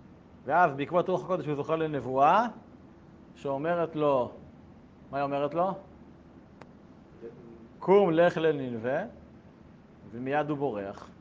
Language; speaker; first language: Hebrew; native; Hebrew